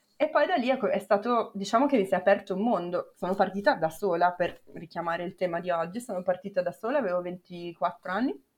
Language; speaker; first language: Italian; native; Italian